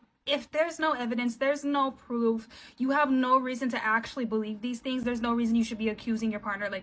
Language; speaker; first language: English; native; English